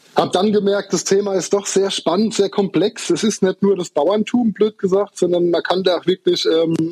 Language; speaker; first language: German; native; German